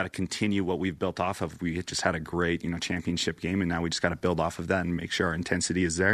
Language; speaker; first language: English; native; English